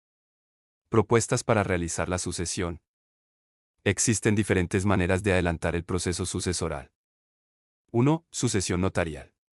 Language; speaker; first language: Spanish; native; Spanish